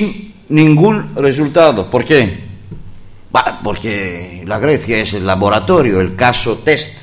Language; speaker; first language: Spanish; non-native, learner; Greek